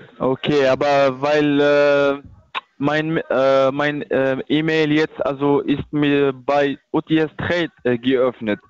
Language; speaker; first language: German; non-native, learner; Arabic